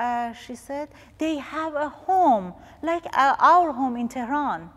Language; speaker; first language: English; non-native, learner; Persian